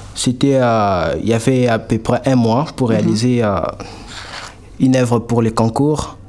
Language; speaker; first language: French; non-native, local second language; Swahili